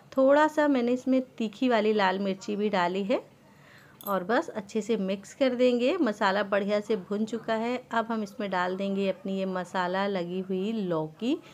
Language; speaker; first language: Hindi; native; Hindi